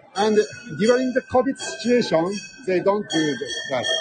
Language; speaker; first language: English; non-native, learner; Japanese